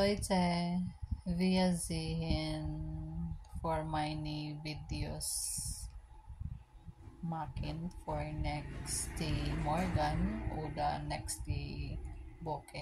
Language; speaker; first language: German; non-native, learner; Filipino